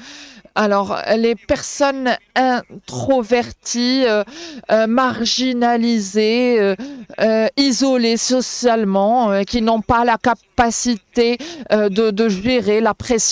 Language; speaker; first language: French; non-native, local second language; Arabic